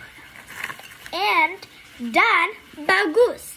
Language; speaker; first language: Indonesian; early bilingual, heritage; English